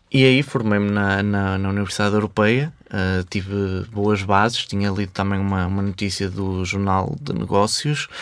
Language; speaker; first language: Portuguese; native; Portuguese